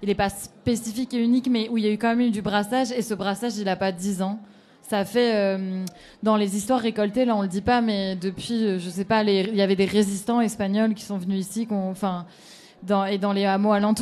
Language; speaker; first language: French; native; French